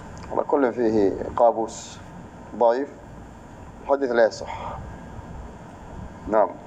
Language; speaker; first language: Arabic; native; Arabic